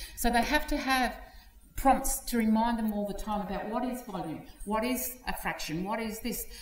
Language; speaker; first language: English; native; English